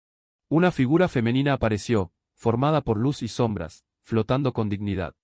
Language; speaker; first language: Spanish; native; Spanish